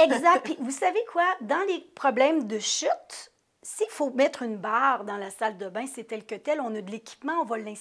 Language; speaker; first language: French; native; French